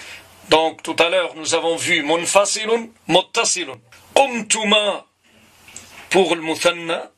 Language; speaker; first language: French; non-native, local second language; Arabic